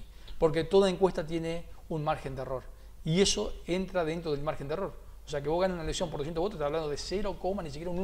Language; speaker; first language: Spanish; native; Spanish